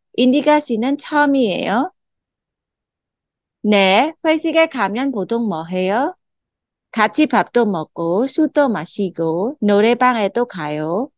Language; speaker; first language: Korean; non-native, fluent; Khmer